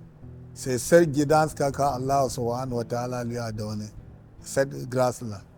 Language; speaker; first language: French; non-native, local second language; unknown